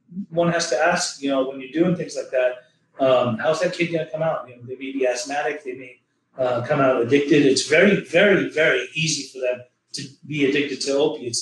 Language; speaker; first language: English; native; English